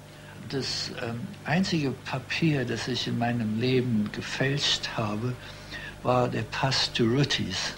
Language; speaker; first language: German; early bilingual, heritage; German